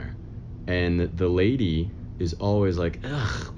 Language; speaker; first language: English; native; English